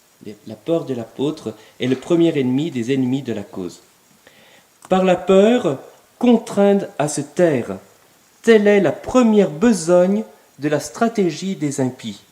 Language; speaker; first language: French; native; French